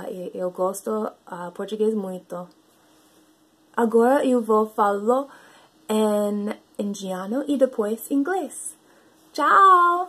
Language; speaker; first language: Portuguese; non-native, learner; English